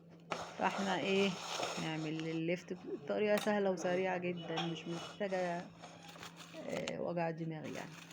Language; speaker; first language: Arabic; native; Arabic